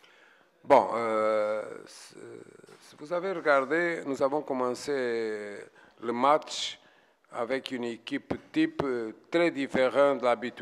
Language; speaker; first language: French; non-native, fluent; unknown